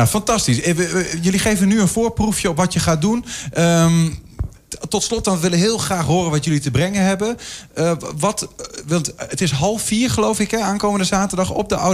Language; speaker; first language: Dutch; native; Dutch